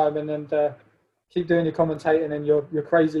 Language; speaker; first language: English; native; English